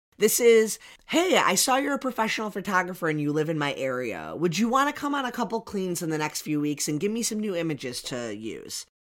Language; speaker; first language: English; native; English